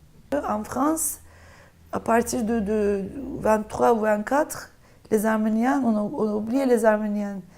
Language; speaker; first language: French; non-native, fluent; Turkish